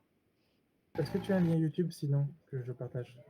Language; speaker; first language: French; native; French